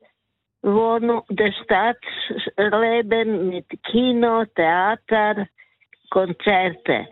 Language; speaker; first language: German; non-native, learner; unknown